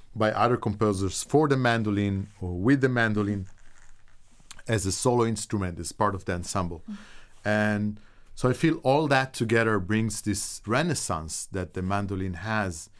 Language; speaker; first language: English; non-native, fluent; Hebrew